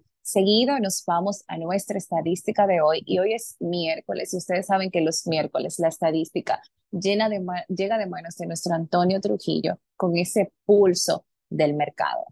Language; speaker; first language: Spanish; native; Spanish